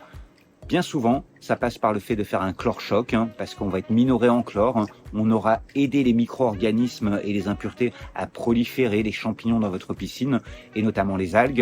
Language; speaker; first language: French; native; French